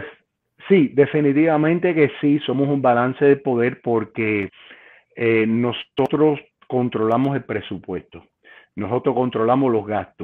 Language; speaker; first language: Spanish; native; Spanish